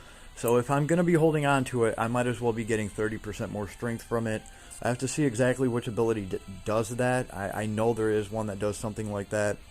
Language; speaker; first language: English; native; English